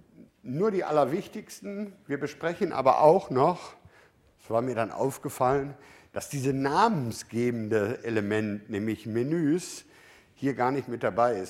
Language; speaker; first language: German; native; German